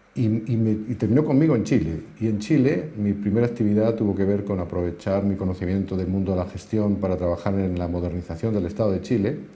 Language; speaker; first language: Spanish; native; Spanish